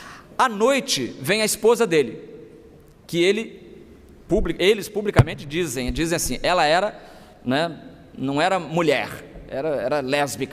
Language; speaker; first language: Portuguese; native; Portuguese